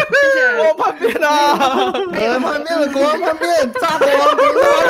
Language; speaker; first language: Chinese; native; Chinese